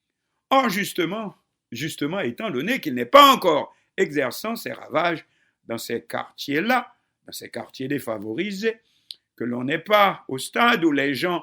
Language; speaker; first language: French; non-native, local second language; Haitian Creole